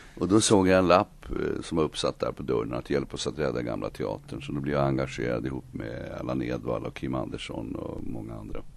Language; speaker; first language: Swedish; native; Swedish